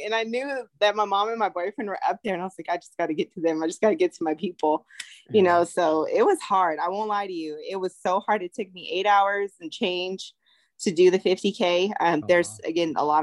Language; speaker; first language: English; native; English